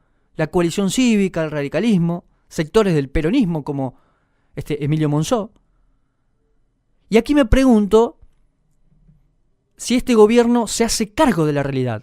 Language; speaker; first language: Spanish; native; Spanish